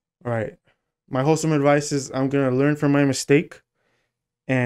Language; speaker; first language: English; native; English